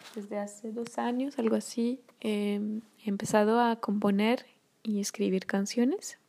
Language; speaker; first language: Spanish; non-native, fluent; French